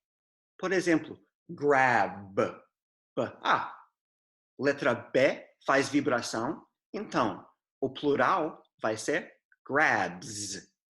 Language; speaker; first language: Portuguese; non-native, fluent; English